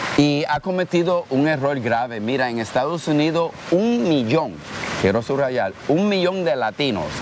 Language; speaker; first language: Spanish; early bilingual, heritage; Spanish